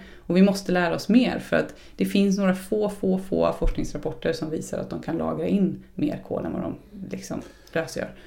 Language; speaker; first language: Swedish; native; Swedish